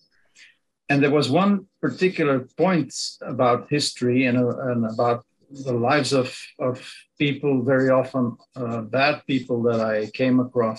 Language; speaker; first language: English; non-native, fluent; Dutch